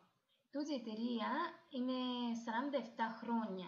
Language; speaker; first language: Greek; non-native, learner; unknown